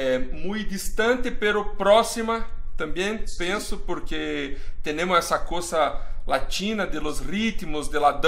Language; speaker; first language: Spanish; non-native, fluent; Portuguese